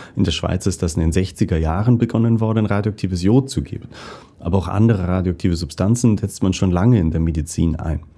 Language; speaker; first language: German; native; German